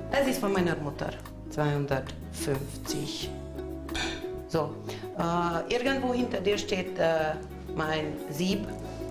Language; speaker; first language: German; non-native, local second language; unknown